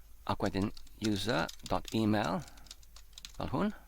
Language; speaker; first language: Welsh; non-native, fluent; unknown